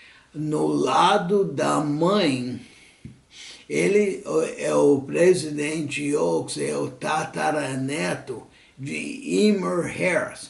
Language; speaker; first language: Portuguese; non-native, fluent; English